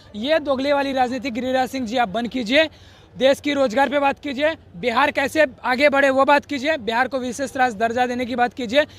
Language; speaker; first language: Hindi; native; Hindi